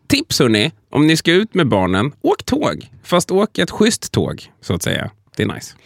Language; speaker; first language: Swedish; native; Swedish